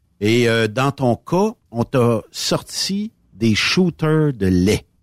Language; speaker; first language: French; native; French